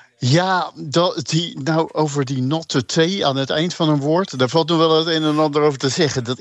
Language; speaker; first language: Dutch; native; Dutch